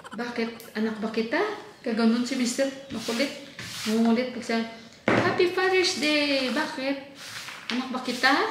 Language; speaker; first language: Filipino; non-native, local second language; Hiligaynon